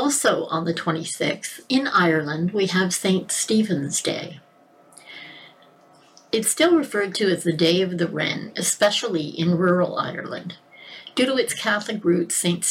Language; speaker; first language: English; native; English